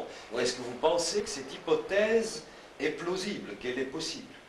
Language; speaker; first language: French; native; French